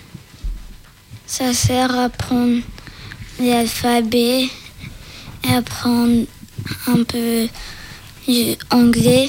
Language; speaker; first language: French; early bilingual, other home language; Urdu